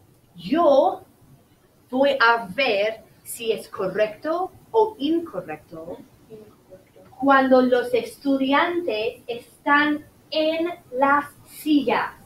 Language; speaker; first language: Spanish; non-native, learner; English